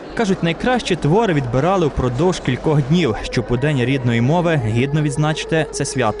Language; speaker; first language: Ukrainian; native; Ukrainian